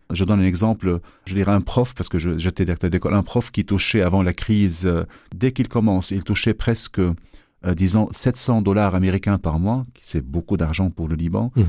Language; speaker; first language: French; non-native, local second language; Arabic